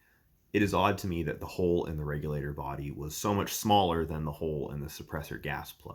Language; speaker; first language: English; native; English